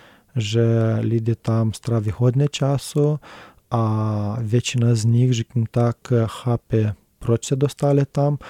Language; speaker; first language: Czech; non-native, learner; Romanian